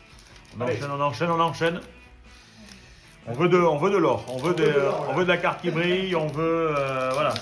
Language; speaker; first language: French; native; French